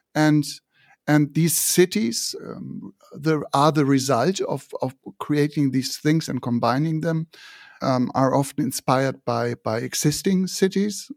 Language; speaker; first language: English; non-native, fluent; German